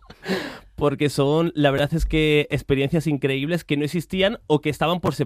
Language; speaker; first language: Spanish; native; Spanish